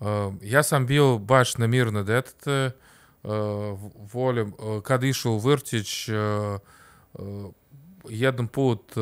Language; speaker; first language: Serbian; non-native, learner; Russian